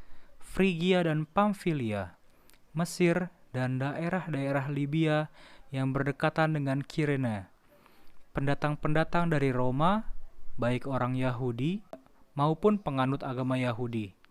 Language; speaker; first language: Indonesian; native; Indonesian